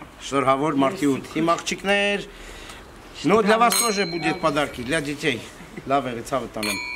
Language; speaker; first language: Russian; non-native, fluent; Armenian